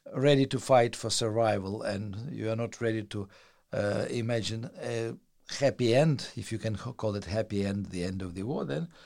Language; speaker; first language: English; non-native, fluent; Russian